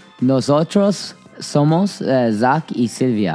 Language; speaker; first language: Spanish; non-native, learner; English